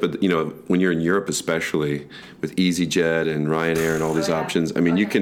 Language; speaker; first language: English; native; English